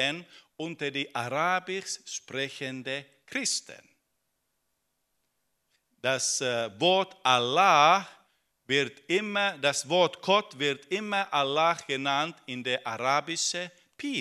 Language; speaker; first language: German; non-native, fluent; Finnish